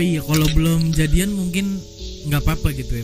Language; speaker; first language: Indonesian; native; Indonesian